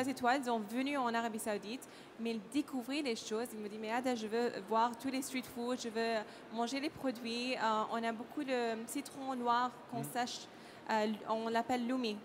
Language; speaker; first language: French; non-native, learner; Arabic